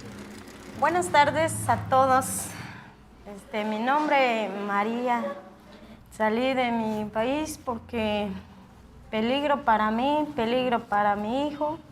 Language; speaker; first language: Spanish; non-native, local second language; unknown